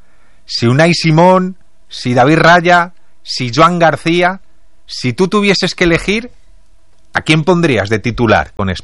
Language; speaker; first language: Spanish; native; Spanish